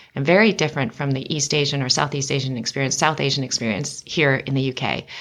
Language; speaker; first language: English; native; English